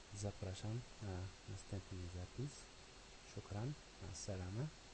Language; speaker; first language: Polish; non-native, learner; Arabic